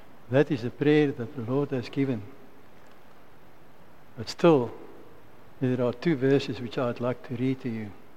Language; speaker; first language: English; non-native, local second language; Afrikaans